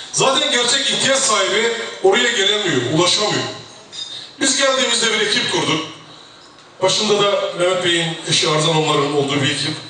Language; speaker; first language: Turkish; native; Turkish